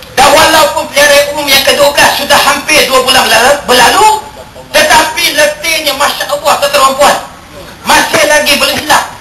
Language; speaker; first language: Malay; non-native, local second language; Chinese